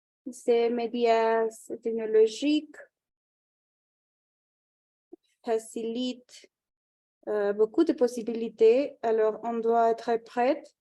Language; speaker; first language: French; non-native, fluent; Spanish